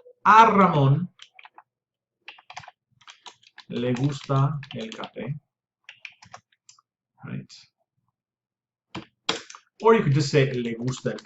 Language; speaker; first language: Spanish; non-native, fluent; English